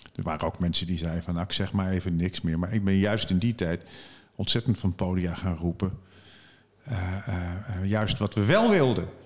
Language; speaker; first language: Dutch; native; Dutch